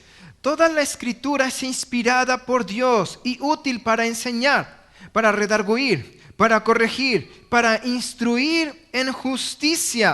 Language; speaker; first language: Spanish; native; Spanish